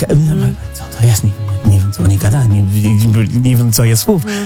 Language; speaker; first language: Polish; non-native, learner; English